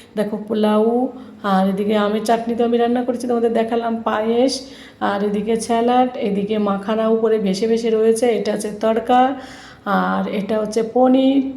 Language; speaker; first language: Bangla; native; Bangla